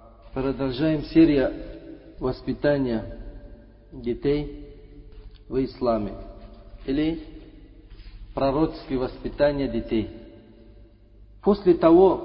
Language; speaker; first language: Russian; non-native, fluent; Uzbek